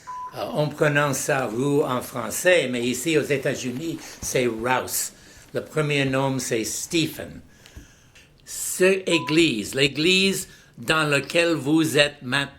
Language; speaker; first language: French; non-native, fluent; English